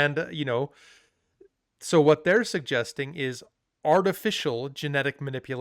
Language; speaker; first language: English; native; English